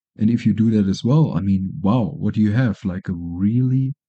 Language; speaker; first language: English; non-native, fluent; German